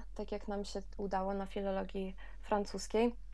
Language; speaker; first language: Polish; early bilingual, heritage; Polish